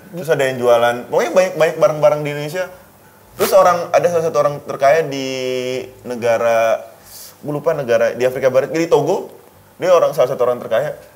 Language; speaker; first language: Indonesian; early bilingual, other home language; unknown